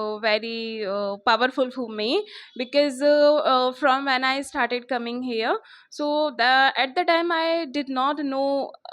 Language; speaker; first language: English; non-native, local second language; Hindi